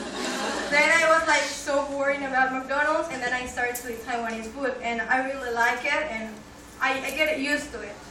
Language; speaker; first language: English; non-native, fluent; Spanish